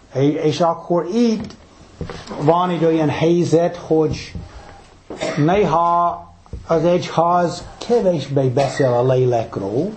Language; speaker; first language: Hungarian; non-native, fluent; English